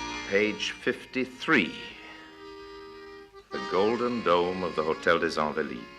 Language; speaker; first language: English; native; English